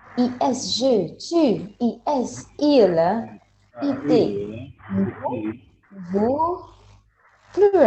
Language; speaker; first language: French; non-native, fluent; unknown